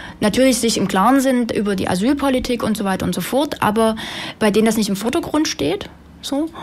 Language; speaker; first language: German; native; German